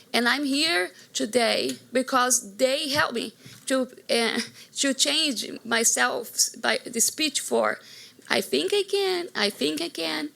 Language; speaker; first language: English; non-native, fluent; Portuguese